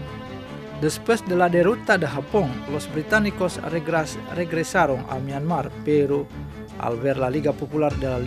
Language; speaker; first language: Spanish; non-native, fluent; Indonesian